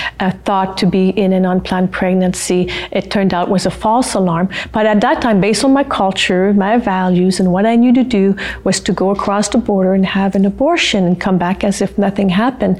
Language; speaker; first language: English; non-native, fluent; French